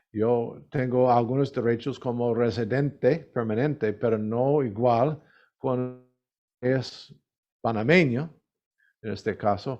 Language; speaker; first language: Spanish; non-native, learner; English